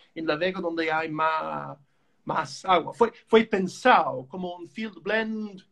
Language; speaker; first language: Spanish; non-native, fluent; English